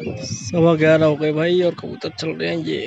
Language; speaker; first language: Hindi; native; Hindi